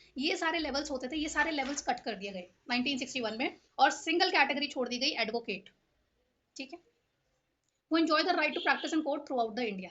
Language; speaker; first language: Hindi; native; Hindi